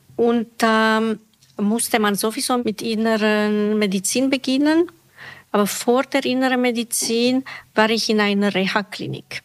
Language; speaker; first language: German; non-native, fluent; Romanian